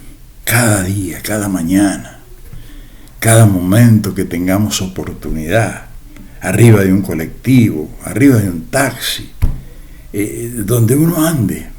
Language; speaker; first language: Spanish; native; Spanish